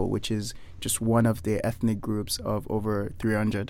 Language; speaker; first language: English; non-native, local second language; Yoruba